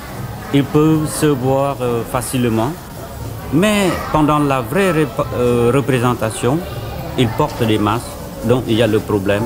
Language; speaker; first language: French; non-native, fluent; Khmer